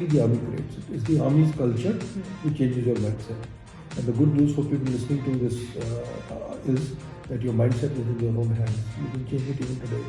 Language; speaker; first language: English; non-native, local second language; Hindi